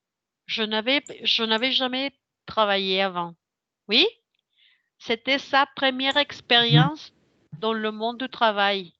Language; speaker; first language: French; non-native, fluent; Spanish